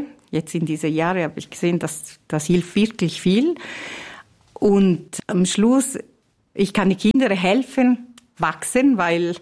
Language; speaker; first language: German; non-native, learner; Italian